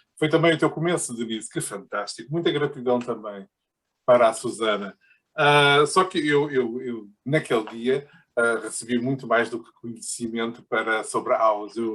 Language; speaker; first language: Portuguese; native; Portuguese